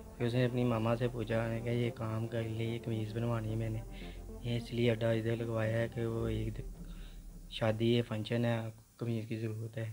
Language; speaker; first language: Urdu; non-native, local second language; Punjabi